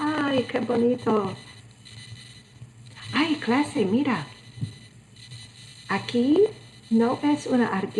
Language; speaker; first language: Spanish; non-native, fluent; English